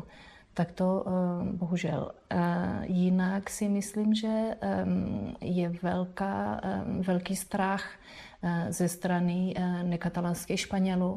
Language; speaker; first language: Czech; non-native, fluent; Spanish